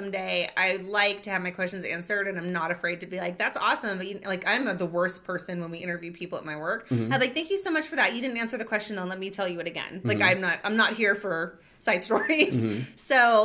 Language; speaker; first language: English; native; English